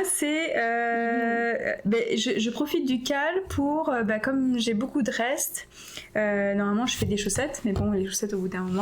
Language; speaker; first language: French; native; French